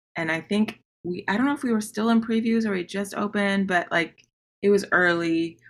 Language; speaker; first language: English; native; English